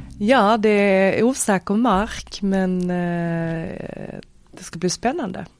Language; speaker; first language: Swedish; native; Swedish